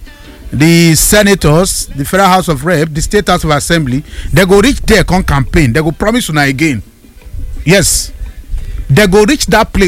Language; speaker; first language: Nigerian Pidgin; non-native, local second language; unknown